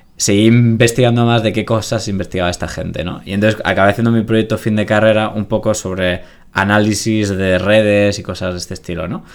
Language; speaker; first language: Spanish; native; Spanish